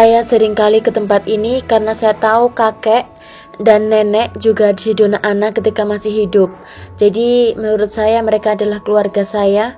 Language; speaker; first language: Indonesian; non-native, local second language; Javanese